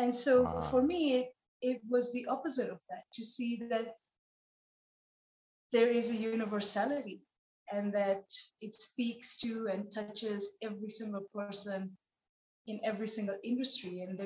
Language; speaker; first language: English; non-native, local second language; Nepali